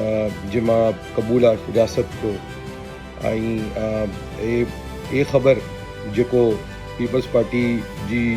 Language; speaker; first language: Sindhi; non-native, local second language; Urdu